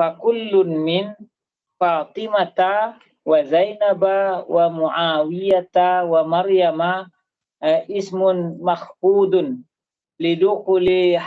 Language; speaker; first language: Arabic; non-native, learner; Indonesian